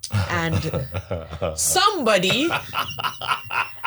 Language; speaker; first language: English; non-native, local second language; Igbo